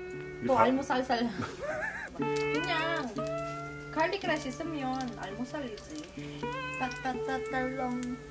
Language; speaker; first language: Korean; non-native, learner; Filipino